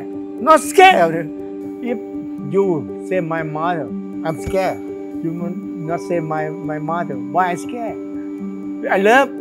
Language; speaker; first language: English; non-native, learner; Thai